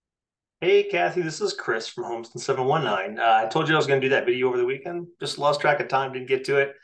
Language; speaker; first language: English; native; English